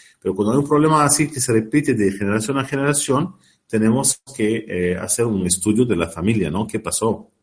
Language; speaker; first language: Spanish; non-native, learner; Arabic